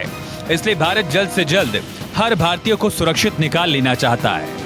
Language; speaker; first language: Hindi; native; Hindi